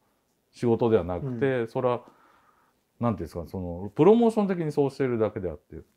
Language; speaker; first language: Japanese; native; Japanese